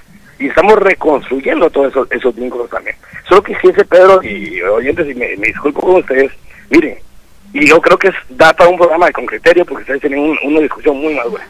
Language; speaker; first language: Spanish; native; Spanish